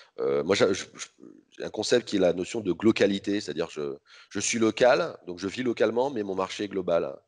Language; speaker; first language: French; native; French